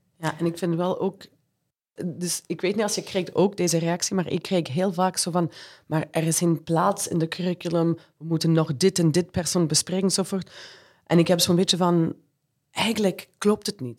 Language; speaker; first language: Dutch; non-native, fluent; English